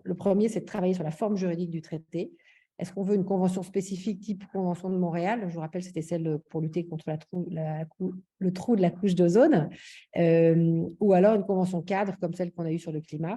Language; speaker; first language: French; native; French